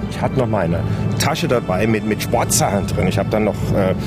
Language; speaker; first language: German; native; German